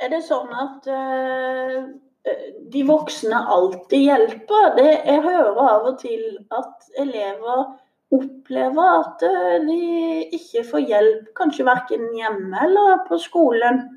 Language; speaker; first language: Norwegian; native; Norwegian